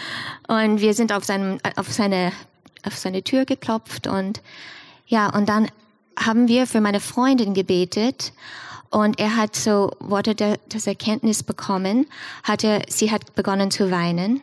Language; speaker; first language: German; non-native, fluent; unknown